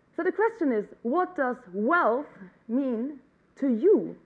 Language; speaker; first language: English; non-native, fluent; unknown